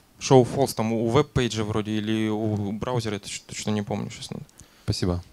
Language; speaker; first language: Russian; native; Russian